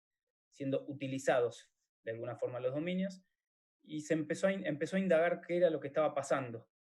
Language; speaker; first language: Spanish; native; Spanish